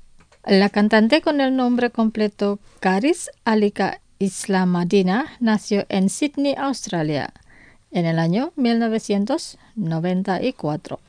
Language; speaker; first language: Spanish; non-native, fluent; Indonesian